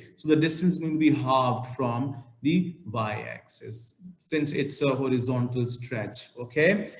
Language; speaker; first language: English; non-native, local second language; Urdu